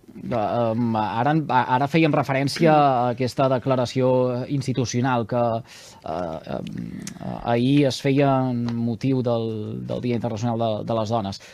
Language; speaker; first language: Catalan; native; Catalan